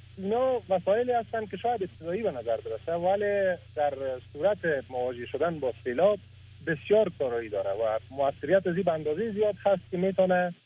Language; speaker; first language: Persian; native; Persian